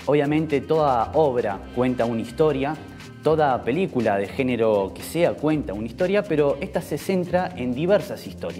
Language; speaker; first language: Spanish; native; Spanish